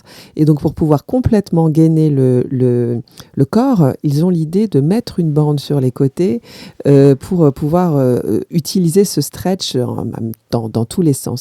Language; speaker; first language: French; native; French